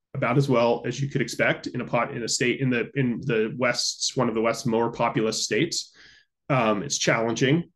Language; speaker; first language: English; native; English